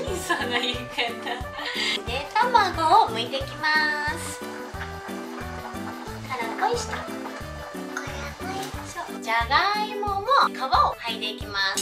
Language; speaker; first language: Japanese; native; Japanese